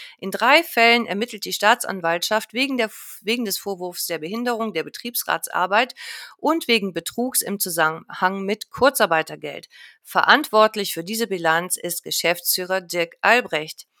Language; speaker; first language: German; native; German